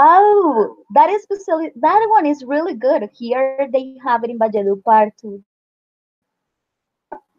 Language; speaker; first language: English; non-native, fluent; Spanish